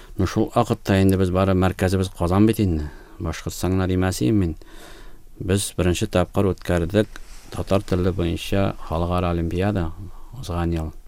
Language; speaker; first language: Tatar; native; Tatar